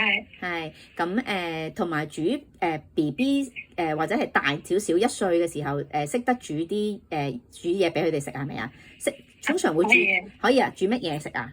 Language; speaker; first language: Cantonese; native; Cantonese